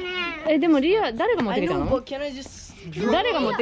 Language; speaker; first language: Japanese; early bilingual, heritage; Japanese